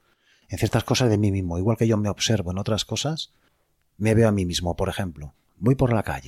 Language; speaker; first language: Spanish; native; Spanish